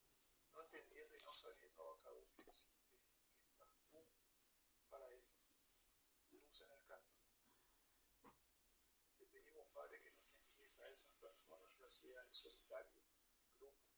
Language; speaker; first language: Spanish; native; Spanish